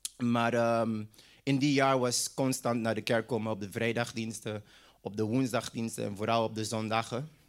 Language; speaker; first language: Dutch; non-native, local second language; English